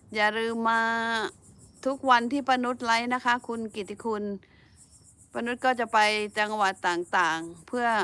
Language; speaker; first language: Thai; non-native, local second language; Northeastern Thai